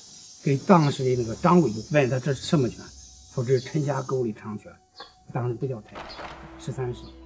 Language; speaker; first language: Chinese; native; Chinese